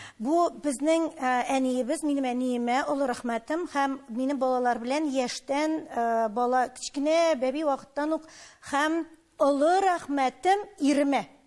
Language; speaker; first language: Tatar; native; Tatar